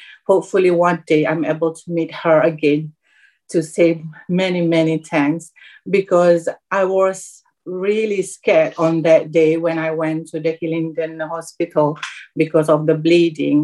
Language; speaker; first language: English; non-native, local second language; Malay